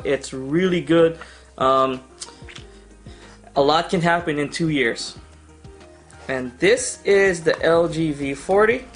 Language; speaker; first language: English; native; English